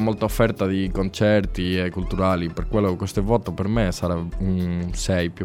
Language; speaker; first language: Italian; non-native, learner; Spanish